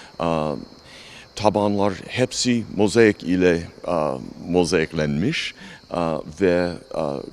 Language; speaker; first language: Turkish; non-native, learner; English